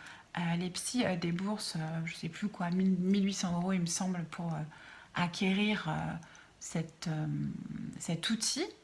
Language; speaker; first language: French; native; French